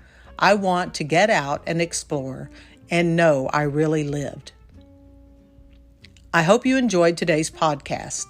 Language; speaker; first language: English; native; English